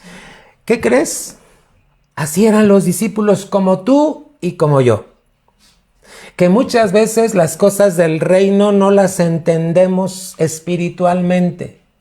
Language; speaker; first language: Spanish; native; Spanish